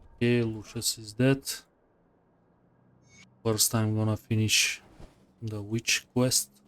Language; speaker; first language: English; non-native, fluent; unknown